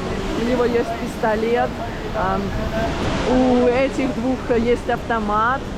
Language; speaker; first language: Russian; native; Russian